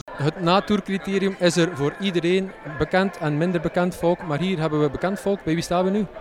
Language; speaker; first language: Dutch; native; Dutch